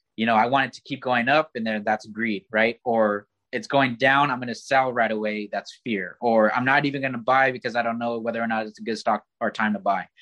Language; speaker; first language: English; native; English